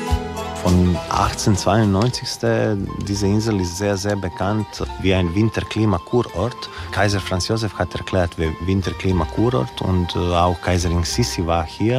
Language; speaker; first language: German; non-native, learner; Croatian